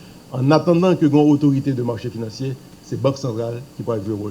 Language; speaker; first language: French; non-native, local second language; Haitian Creole